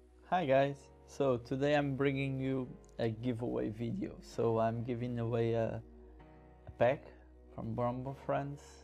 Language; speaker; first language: English; non-native, fluent; Portuguese